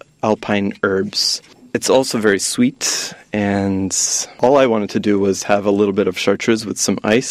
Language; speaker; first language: English; native; English